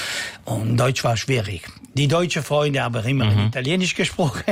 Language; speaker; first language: German; non-native, local second language; Italian